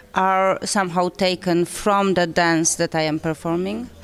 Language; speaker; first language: English; non-native, fluent; Polish